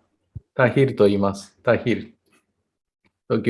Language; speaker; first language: Japanese; non-native, fluent; Tatar